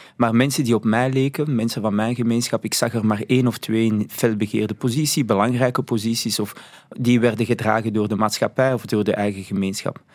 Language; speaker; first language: Dutch; early bilingual, other home language; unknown